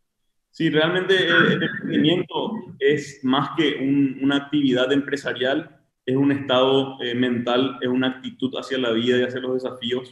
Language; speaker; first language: Spanish; native; Spanish